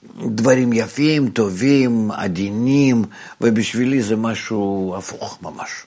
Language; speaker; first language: Hebrew; non-native, fluent; Russian